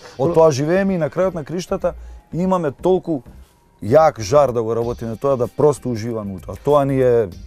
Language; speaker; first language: Macedonian; non-native, local second language; Albanian